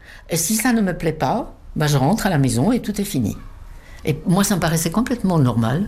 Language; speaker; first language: French; non-native, fluent; Czech